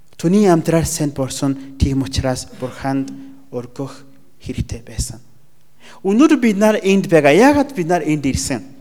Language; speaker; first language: Mongolian; non-native, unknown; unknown